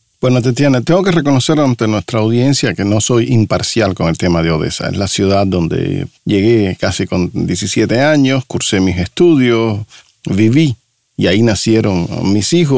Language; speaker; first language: Spanish; non-native, fluent; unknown